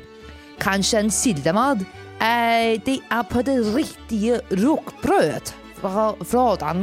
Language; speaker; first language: Swedish; non-native, learner; Danish